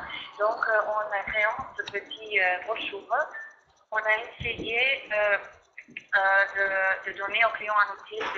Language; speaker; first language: French; non-native, fluent; Croatian